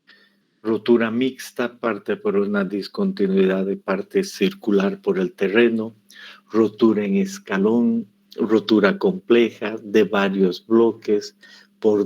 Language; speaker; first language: Spanish; native; Spanish